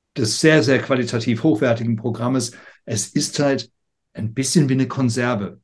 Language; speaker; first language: German; non-native, fluent; English